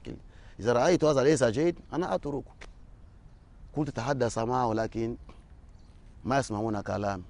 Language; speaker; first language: Arabic; non-native, learner; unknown